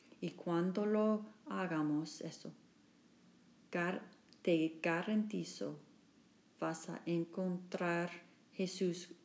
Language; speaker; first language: Spanish; non-native, learner; English